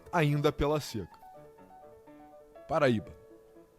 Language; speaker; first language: Portuguese; native; Portuguese